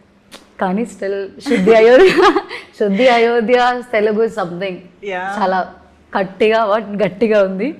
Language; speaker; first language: Telugu; non-native, learner; Malayalam